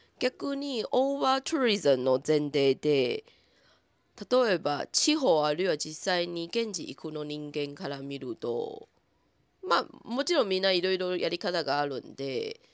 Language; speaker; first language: Japanese; non-native, fluent; Chinese